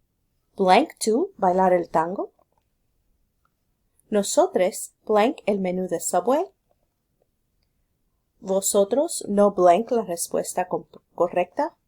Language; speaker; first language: Spanish; non-native, fluent; English